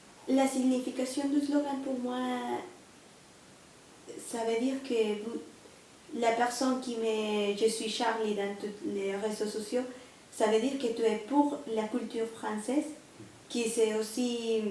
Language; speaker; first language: French; non-native, learner; Spanish